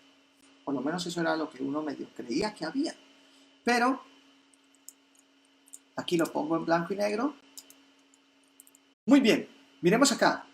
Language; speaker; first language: Spanish; native; Spanish